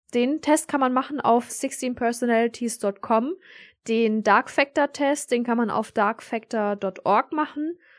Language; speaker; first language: German; early bilingual, other home language; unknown